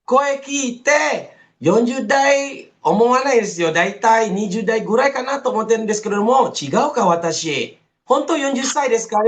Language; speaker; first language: Japanese; non-native, fluent; Malay